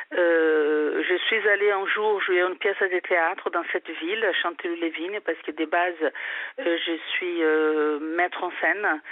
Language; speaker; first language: French; non-native, fluent; Portuguese